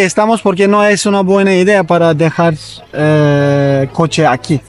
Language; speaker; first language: Spanish; non-native, learner; Turkish